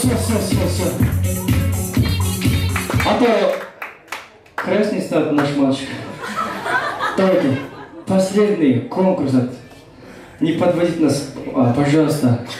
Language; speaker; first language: Russian; non-native, local second language; Kyrgyz